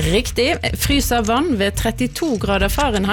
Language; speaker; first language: Norwegian; native; Norwegian